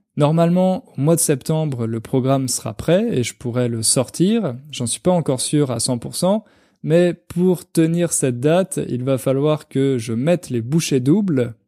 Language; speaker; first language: French; native; French